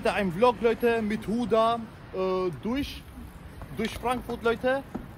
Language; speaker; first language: German; early bilingual, other home language; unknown